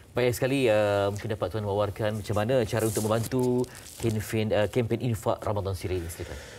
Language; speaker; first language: Malay; native; Malay